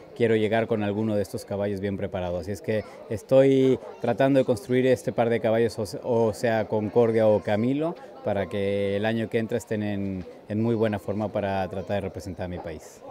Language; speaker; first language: Spanish; native; Spanish